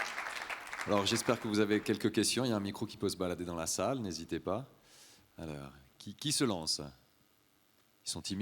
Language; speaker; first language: French; native; French